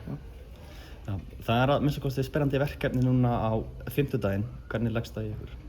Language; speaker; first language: Icelandic; native; Icelandic